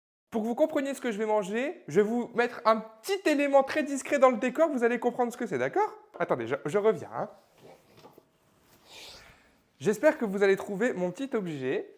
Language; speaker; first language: French; native; French